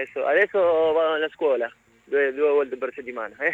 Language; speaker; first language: Italian; non-native, learner; Spanish